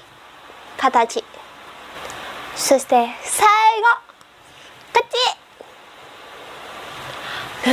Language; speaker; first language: Japanese; non-native, learner; Indonesian